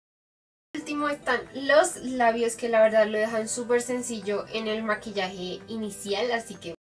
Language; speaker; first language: Spanish; native; Spanish